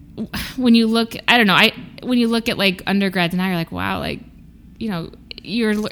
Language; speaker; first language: English; native; English